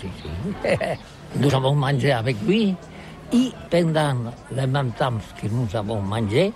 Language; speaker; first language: French; non-native, local second language; Catalan